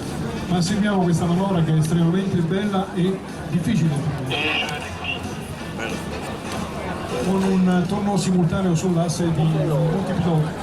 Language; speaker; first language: Italian; native; Italian